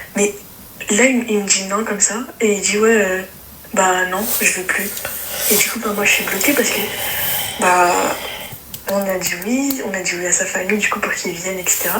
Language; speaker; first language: French; early bilingual, other home language; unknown